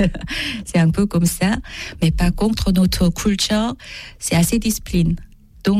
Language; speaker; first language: French; non-native, learner; Korean